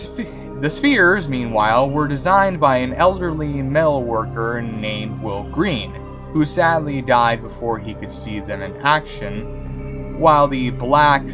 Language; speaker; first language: English; native; English